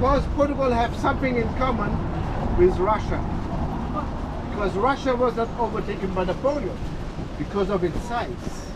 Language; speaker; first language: English; non-native, fluent; Portuguese